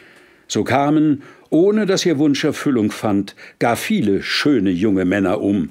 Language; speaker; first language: German; native; German